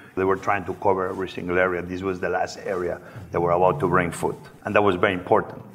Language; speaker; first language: English; non-native, fluent; Spanish